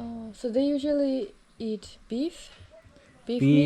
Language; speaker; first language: English; non-native, fluent; Japanese